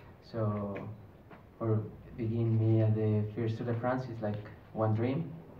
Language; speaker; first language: English; non-native, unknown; Spanish